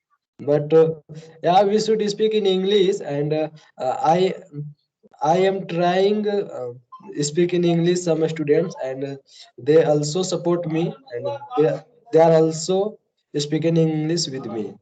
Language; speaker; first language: English; non-native, learner; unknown